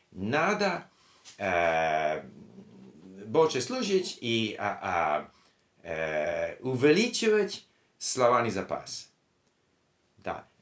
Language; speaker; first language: Russian; non-native, learner; English